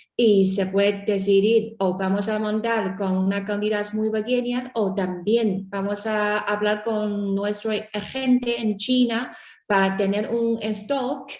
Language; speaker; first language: Spanish; non-native, learner; Chinese